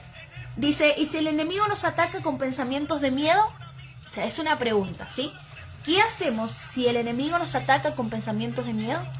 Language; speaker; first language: Spanish; native; Spanish